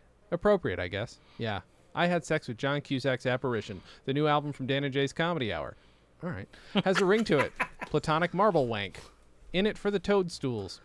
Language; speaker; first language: English; native; English